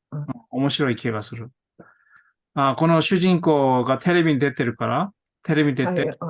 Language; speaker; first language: Japanese; non-native, fluent; Korean